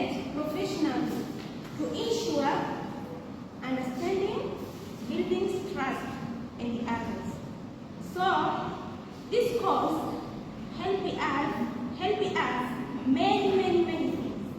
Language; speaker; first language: English; non-native, local second language; Swahili